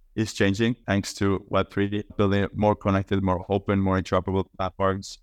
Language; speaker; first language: English; non-native, fluent; Estonian